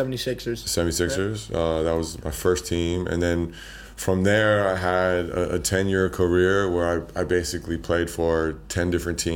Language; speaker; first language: English; native; English